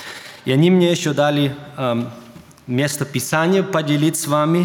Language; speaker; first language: Russian; early bilingual, heritage; German